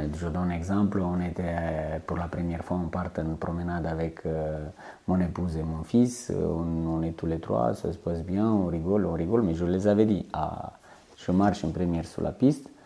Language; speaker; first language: French; non-native, fluent; Romanian